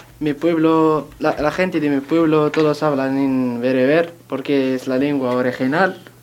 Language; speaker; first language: Spanish; non-native, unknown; Berber languages